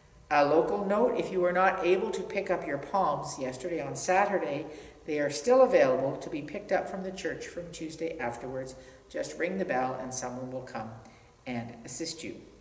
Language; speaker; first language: English; native; English